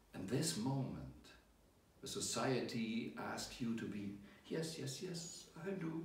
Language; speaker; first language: English; non-native, fluent; German